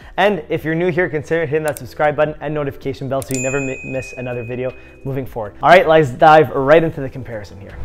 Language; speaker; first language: English; native; English